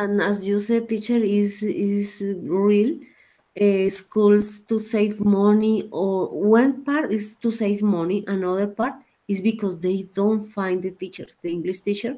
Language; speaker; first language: English; non-native, learner; Spanish